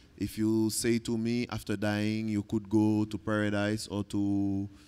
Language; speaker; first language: English; non-native, learner; Haitian Creole